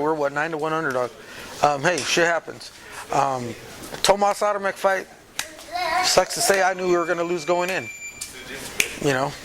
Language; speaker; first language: English; native; English